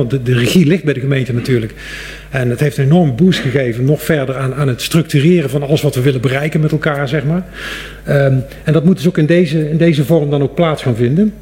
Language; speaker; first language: Dutch; native; Dutch